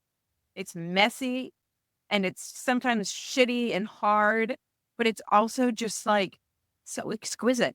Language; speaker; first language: English; native; English